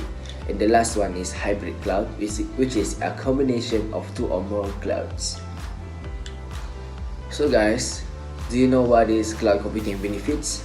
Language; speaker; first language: English; non-native, local second language; Malay